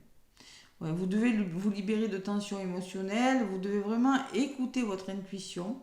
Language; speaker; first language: French; native; French